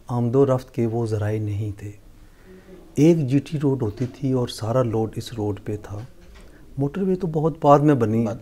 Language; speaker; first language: Urdu; non-native, local second language; Punjabi